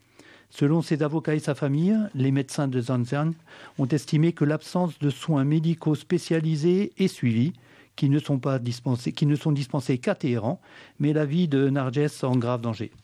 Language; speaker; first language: French; native; French